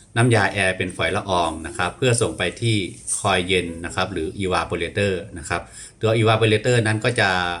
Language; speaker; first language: Thai; native; Thai